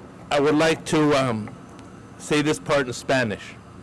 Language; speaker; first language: English; early bilingual, other home language; Spanish